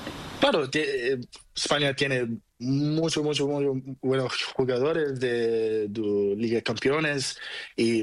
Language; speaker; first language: Spanish; non-native, learner; Portuguese